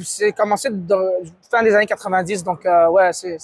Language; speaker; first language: French; native; French